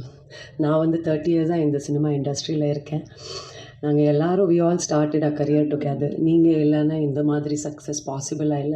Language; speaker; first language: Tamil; non-native, fluent; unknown